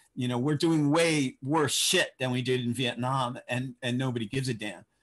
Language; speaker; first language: English; native; English